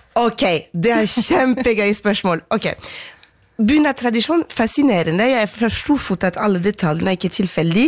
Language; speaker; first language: Norwegian; non-native, fluent; French